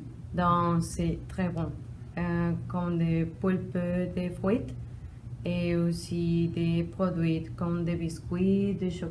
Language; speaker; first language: French; non-native, learner; Spanish